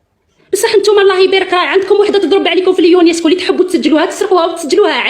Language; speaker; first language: Arabic; native; Arabic